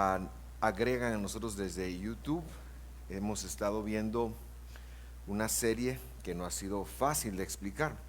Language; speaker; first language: Spanish; native; Spanish